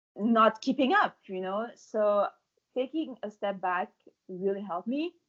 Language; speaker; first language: English; non-native, fluent; French